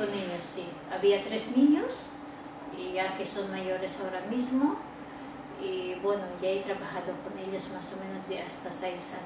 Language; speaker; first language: Spanish; non-native, local second language; Filipino